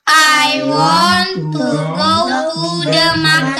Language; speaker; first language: English; non-native, learner; Indonesian